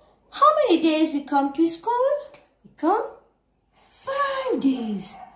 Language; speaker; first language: English; non-native, local second language; Morisyen